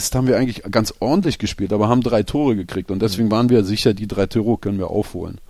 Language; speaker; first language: German; native; German